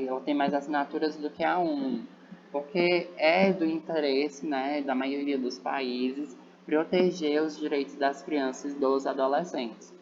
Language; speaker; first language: Portuguese; native; Portuguese